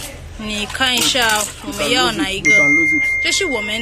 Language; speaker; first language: Chinese; non-native, fluent; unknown